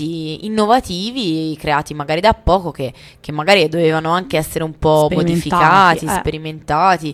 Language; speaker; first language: Italian; native; Italian